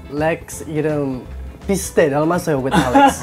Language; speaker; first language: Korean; non-native, learner; Indonesian